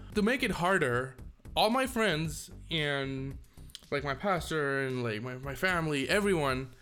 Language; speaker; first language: English; non-native, local second language; Tamil